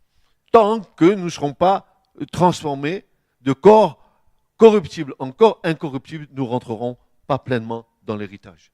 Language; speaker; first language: French; native; French